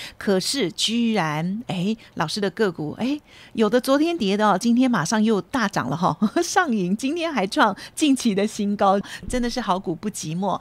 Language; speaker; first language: Chinese; native; Chinese